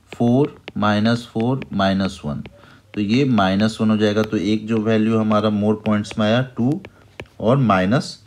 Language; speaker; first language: Hindi; native; Hindi